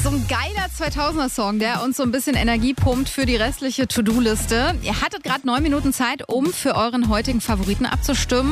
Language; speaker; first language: German; native; German